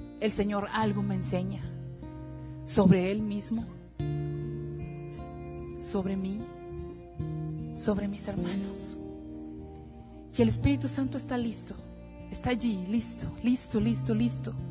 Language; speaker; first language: Spanish; native; Spanish